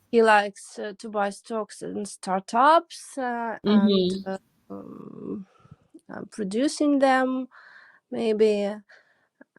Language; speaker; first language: English; non-native, learner; Russian